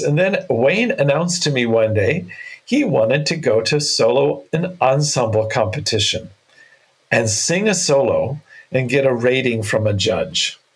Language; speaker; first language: English; native; English